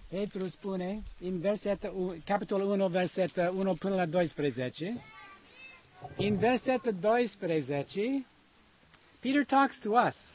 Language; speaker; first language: Romanian; non-native, learner; English